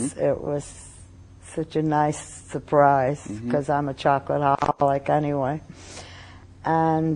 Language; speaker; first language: English; early bilingual, other home language; German